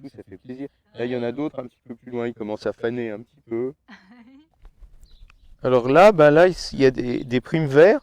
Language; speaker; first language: French; native; French